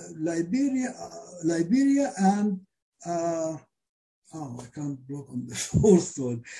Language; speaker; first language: English; non-native, fluent; Arabic